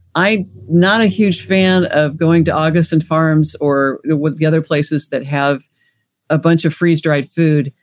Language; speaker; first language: English; native; English